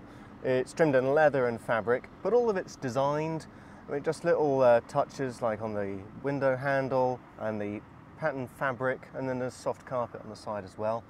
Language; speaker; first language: English; native; English